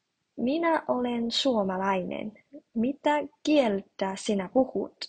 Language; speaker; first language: Finnish; non-native, learner; Chinese